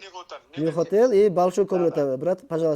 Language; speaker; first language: Russian; non-native, learner; Uzbek